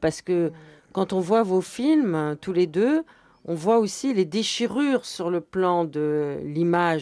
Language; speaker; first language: French; native; French